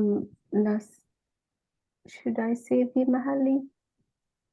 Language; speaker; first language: English; non-native, local second language; Malay